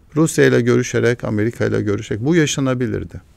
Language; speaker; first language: Turkish; early bilingual, heritage; Arabic